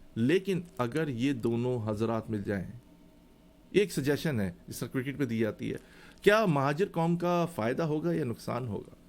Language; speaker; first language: Urdu; native; Urdu